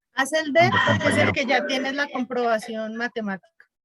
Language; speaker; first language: Spanish; native; Spanish